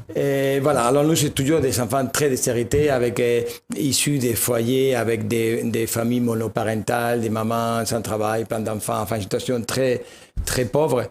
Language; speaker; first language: French; non-native, fluent; Spanish